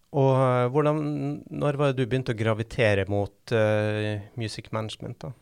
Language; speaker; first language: Norwegian; native; Norwegian